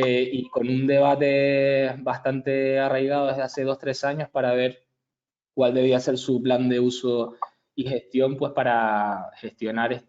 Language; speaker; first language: Spanish; native; Spanish